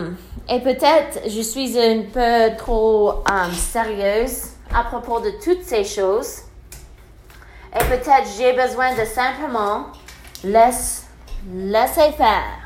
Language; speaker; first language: French; non-native, learner; English